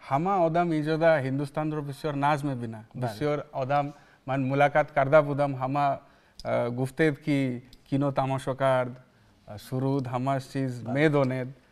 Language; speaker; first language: Persian; non-native, learner; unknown